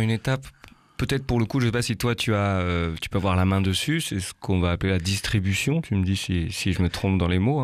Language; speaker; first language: French; native; French